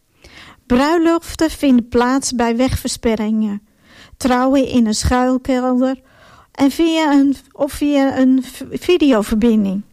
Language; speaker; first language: Dutch; non-native, fluent; Ukrainian